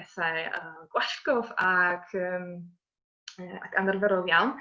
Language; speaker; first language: Welsh; non-native, fluent; Polish